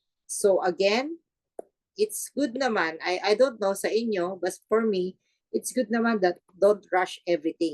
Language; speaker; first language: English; non-native, fluent; Filipino